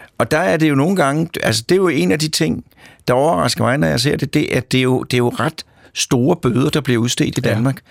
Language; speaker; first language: Danish; native; Danish